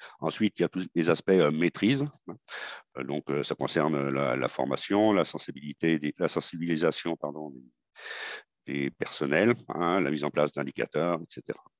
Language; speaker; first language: French; native; French